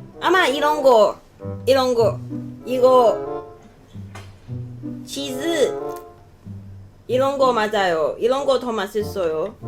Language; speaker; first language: Korean; non-native, learner; Cantonese